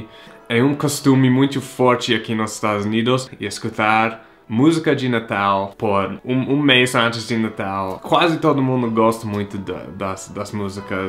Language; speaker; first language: Portuguese; non-native, fluent; English